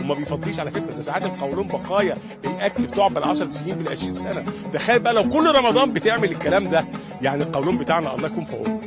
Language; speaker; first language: Arabic; native; Arabic